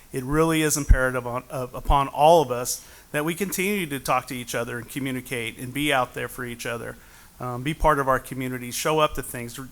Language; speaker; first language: English; native; English